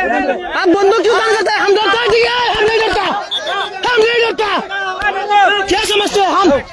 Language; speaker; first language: Hindi; non-native, local second language; Bangla